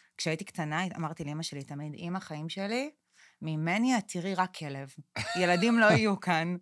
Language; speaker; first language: Hebrew; native; Hebrew